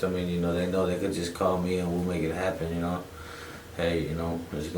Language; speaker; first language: English; native; English